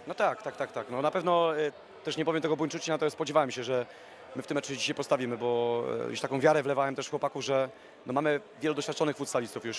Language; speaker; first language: Polish; native; Polish